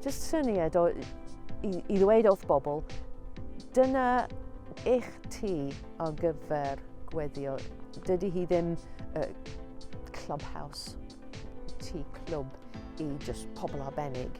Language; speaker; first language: Welsh; non-native, fluent; English